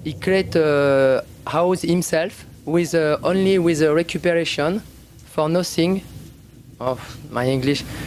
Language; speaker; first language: English; non-native, learner; French